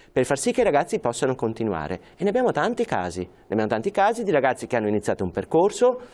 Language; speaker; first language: Italian; native; Italian